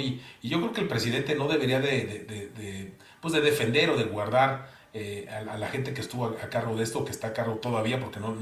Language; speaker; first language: Spanish; native; Spanish